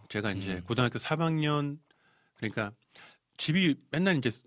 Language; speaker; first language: Korean; native; Korean